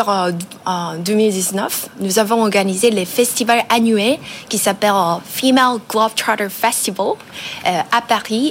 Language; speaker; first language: French; non-native, learner; Korean